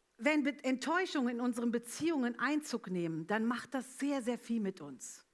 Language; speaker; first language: German; early bilingual, other home language; Italian